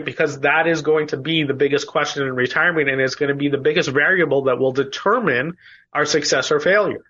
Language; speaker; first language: English; native; English